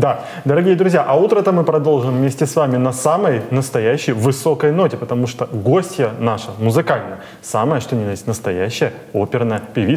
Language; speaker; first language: Russian; native; Russian